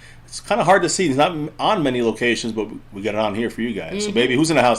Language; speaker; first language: English; native; English